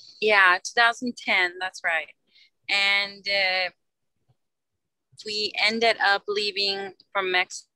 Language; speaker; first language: English; early bilingual, other home language; Spanish